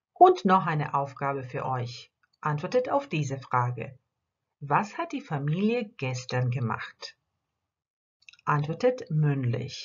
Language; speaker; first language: German; non-native, fluent; Croatian